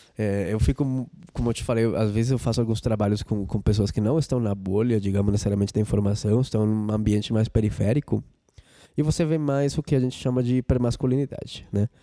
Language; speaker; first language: Portuguese; non-native, fluent; Spanish